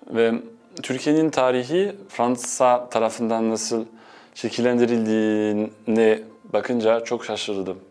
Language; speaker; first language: Turkish; non-native, fluent; French